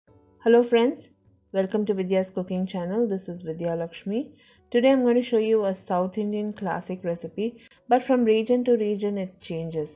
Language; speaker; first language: English; non-native, local second language; Tamil